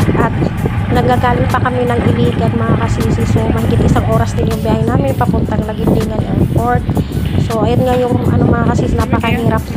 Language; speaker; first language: Filipino; non-native, local second language; Cebuano